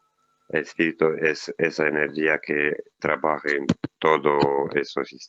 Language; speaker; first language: Spanish; non-native, learner; Italian